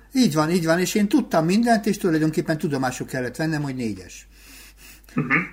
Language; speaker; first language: Hungarian; native; Hungarian